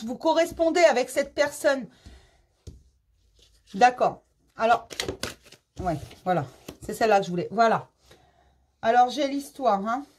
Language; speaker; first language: French; native; French